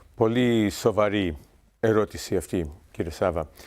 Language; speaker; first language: Greek; early bilingual, heritage; Greek